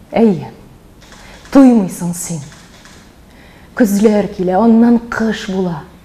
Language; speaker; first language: Tatar; native; Tatar